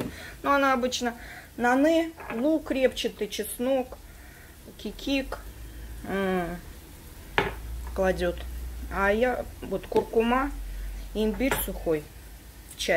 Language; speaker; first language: Russian; native; Russian